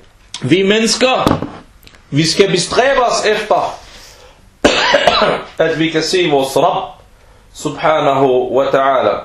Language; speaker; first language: Danish; early bilingual, other home language; Arabic